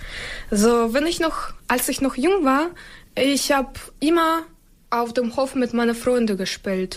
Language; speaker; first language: German; non-native, learner; Ukrainian